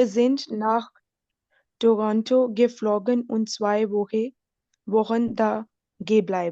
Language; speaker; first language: German; non-native, learner; Urdu